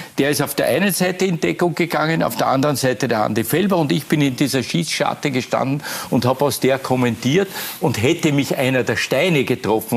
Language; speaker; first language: German; native; German